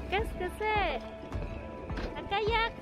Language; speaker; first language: French; non-native, fluent; Vietnamese